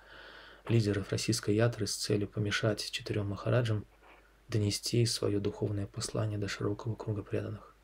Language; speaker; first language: Russian; native; Russian